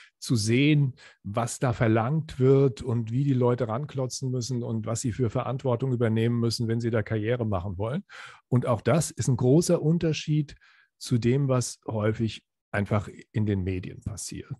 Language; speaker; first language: German; native; German